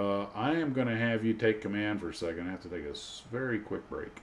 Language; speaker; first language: English; native; English